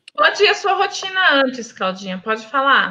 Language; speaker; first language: Portuguese; native; Portuguese